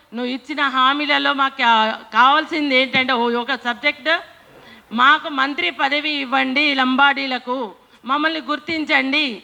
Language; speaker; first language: Telugu; non-native, local second language; Lambadi